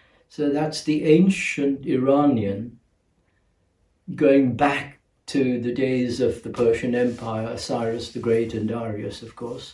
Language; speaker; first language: English; non-native, local second language; Gujarati